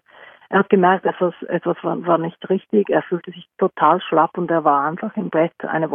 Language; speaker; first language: German; non-native, fluent; Norwegian